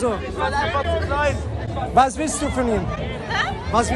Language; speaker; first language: German; non-native, learner; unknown